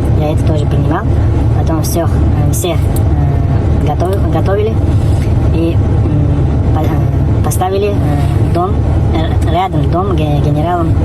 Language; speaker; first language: Russian; non-native, learner; Uzbek